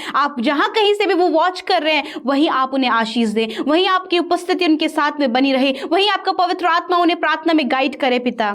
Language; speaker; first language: Hindi; native; Hindi